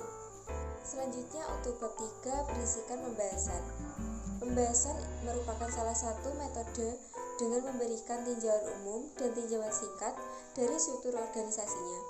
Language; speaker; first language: Indonesian; native; Indonesian